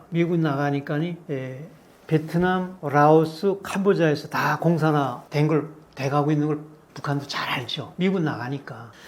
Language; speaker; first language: Korean; native; Korean